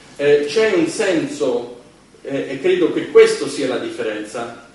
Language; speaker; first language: Italian; non-native, fluent; English